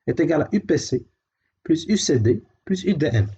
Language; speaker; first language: French; non-native, local second language; Arabic